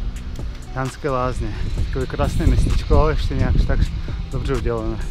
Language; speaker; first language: Czech; non-native, learner; Russian